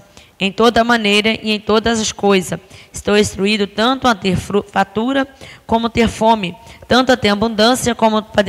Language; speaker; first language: Portuguese; native; Portuguese